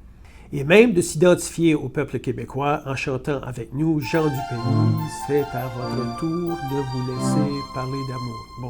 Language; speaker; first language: French; native; French